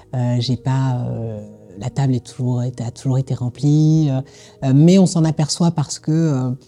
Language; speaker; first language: French; native; French